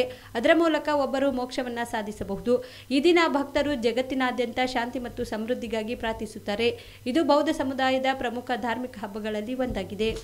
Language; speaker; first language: Kannada; native; Kannada